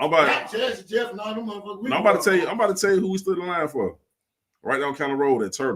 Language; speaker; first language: English; native; English